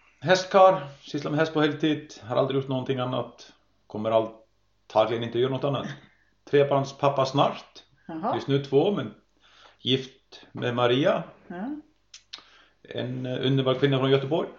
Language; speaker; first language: Swedish; non-native, fluent; Icelandic